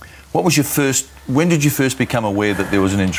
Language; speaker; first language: English; native; English